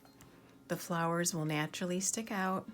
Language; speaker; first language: English; native; English